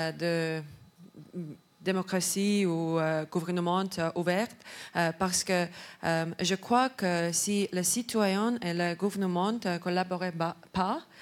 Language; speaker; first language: French; non-native, learner; Estonian